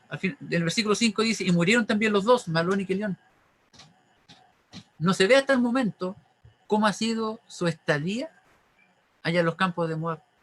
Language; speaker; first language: Spanish; native; Spanish